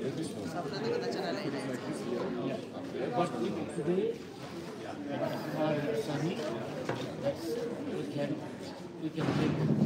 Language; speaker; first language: English; non-native, learner; Nepali